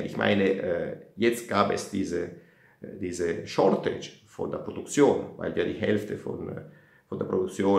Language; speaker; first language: German; non-native, fluent; Italian